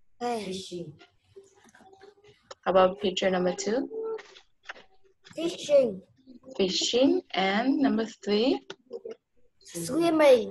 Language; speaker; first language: English; non-native, learner; Vietnamese